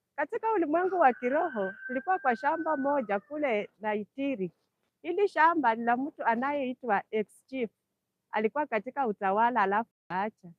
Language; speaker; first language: Swahili; non-native, local second language; Luyia